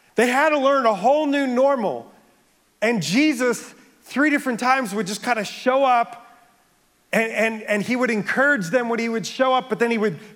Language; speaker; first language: English; native; English